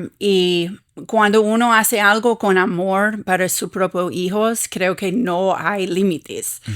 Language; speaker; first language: Spanish; non-native, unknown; English